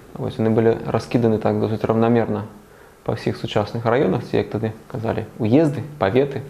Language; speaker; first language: Belarusian; native; Belarusian